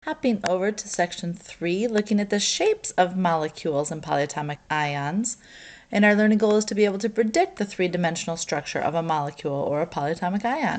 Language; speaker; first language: English; native; English